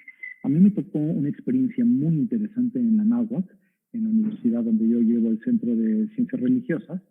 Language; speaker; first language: Spanish; native; Spanish